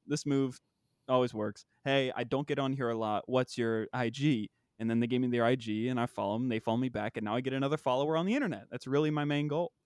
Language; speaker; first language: English; native; English